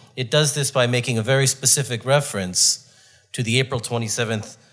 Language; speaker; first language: English; native; English